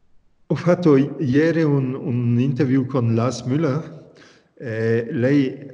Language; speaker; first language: Italian; non-native, learner; French